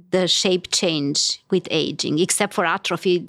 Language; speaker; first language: English; non-native, fluent; Romanian